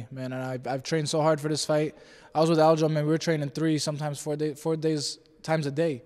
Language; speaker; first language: English; native; English